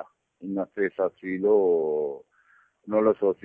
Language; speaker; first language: Italian; non-native, learner; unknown